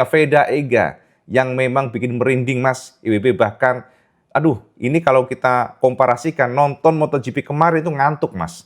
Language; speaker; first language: Indonesian; native; Indonesian